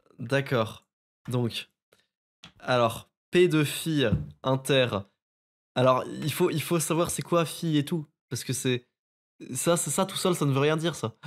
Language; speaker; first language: French; native; French